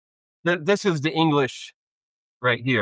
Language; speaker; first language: English; native; English